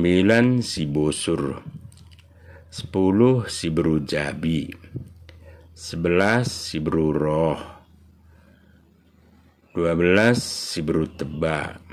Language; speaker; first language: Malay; non-native, local second language; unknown